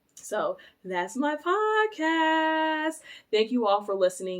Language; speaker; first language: English; native; English